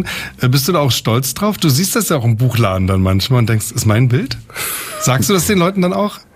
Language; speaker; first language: German; native; German